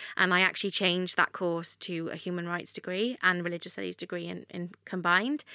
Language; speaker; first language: English; native; English